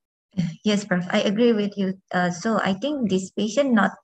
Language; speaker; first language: English; non-native, fluent; Indonesian